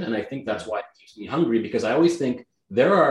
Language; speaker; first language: English; non-native, fluent; Greek